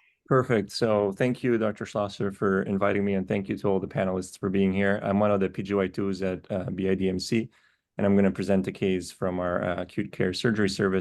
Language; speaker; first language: English; native; English